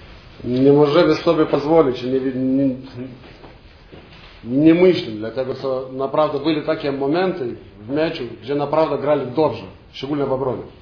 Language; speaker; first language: Polish; non-native, learner; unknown